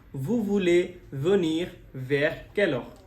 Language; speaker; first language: French; non-native, fluent; Bangla